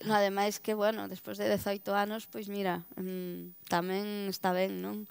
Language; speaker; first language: Galician; native; Galician